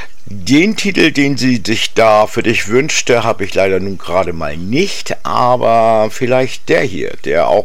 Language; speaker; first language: German; native; German